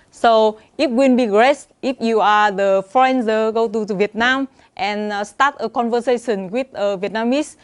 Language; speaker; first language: English; non-native, learner; Vietnamese